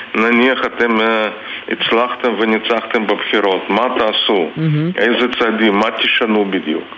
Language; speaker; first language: Hebrew; non-native, fluent; Russian